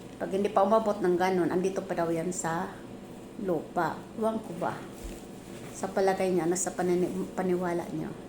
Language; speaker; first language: Filipino; non-native, local second language; Bikol